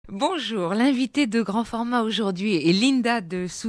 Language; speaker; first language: French; native; French